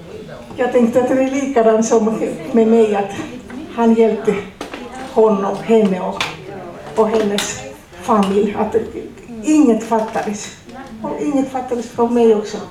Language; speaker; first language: Swedish; non-native, fluent; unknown